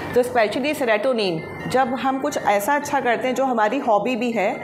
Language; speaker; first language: Hindi; native; Hindi